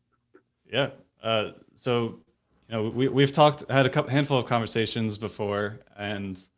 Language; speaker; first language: English; native; English